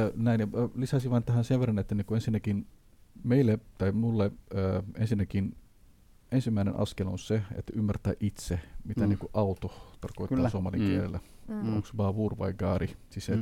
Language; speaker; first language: Finnish; non-native, fluent; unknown